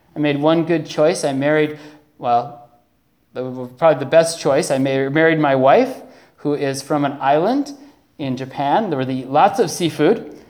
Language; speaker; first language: English; native; English